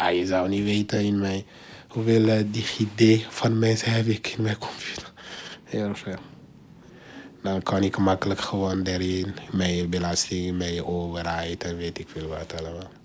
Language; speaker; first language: Dutch; non-native, fluent; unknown